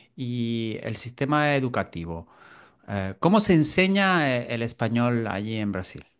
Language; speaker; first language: Spanish; native; Spanish